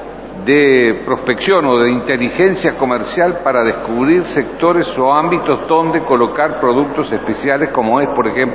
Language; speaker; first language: Spanish; native; Spanish